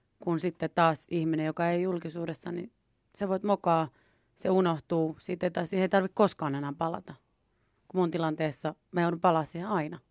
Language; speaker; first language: Finnish; native; Finnish